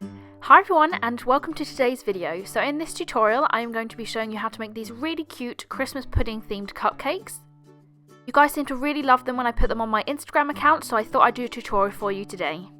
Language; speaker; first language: English; native; English